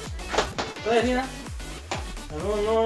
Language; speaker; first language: Russian; native; Russian